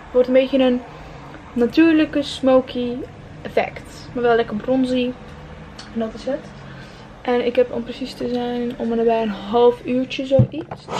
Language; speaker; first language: Dutch; early bilingual, other home language; Arabic